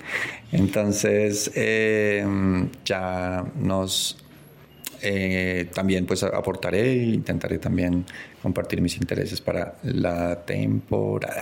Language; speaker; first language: Spanish; native; Spanish